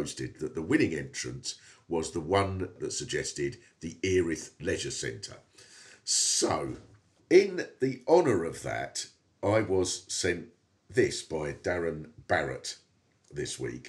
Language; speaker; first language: English; native; English